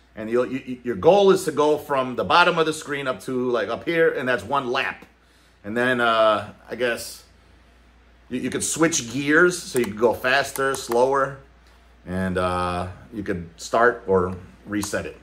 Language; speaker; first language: English; native; English